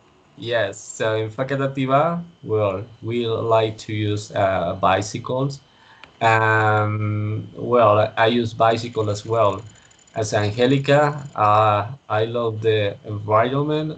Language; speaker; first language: English; non-native, learner; Spanish